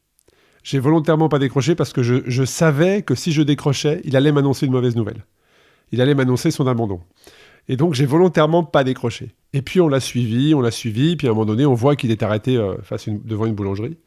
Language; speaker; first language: French; native; French